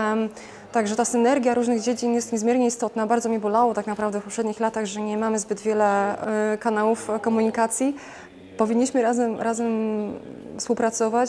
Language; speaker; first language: Polish; native; Polish